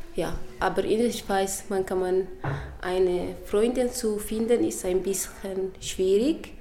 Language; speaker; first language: German; non-native, fluent; Tigrinya